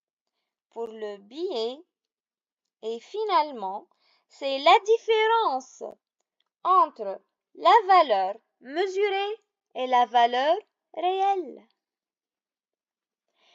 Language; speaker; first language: French; non-native, local second language; Arabic